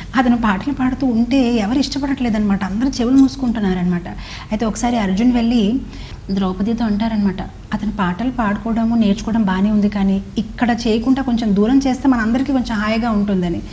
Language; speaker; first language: Telugu; non-native, fluent; Hindi